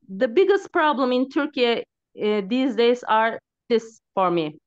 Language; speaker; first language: English; non-native, learner; Turkish